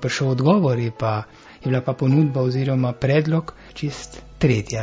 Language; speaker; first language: Slovenian; early bilingual, heritage; Slovenian